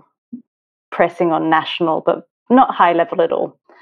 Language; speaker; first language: English; native; English